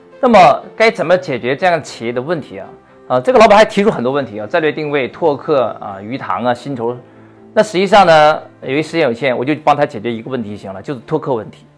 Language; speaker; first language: Chinese; native; Chinese